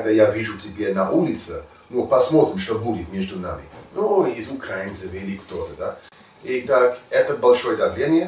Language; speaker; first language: Russian; non-native, learner; English